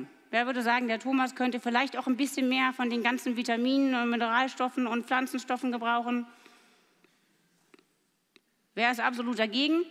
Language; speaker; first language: German; native; German